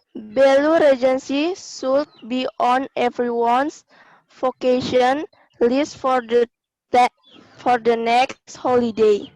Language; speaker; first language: English; non-native, learner; Indonesian